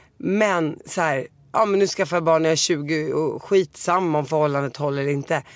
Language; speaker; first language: Swedish; early bilingual, other home language; Arabic